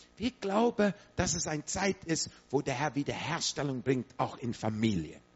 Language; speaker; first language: German; non-native, fluent; English